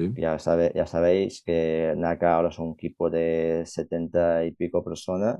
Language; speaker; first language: Spanish; non-native, fluent; Chinese